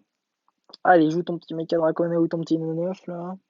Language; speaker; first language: French; native; French